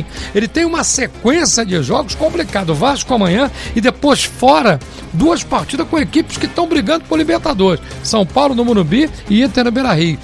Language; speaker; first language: Portuguese; native; Portuguese